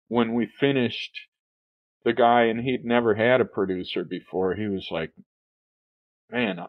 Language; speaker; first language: English; native; English